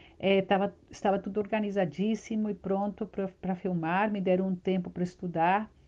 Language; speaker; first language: Portuguese; non-native, fluent; Spanish